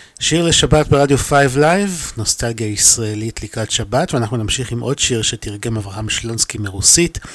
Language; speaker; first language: Hebrew; native; Hebrew